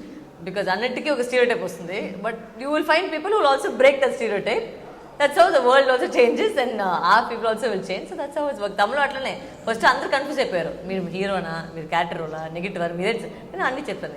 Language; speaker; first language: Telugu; non-native, local second language; Tamil